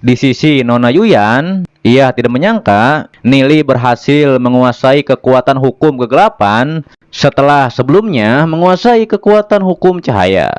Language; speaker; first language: Indonesian; native; Indonesian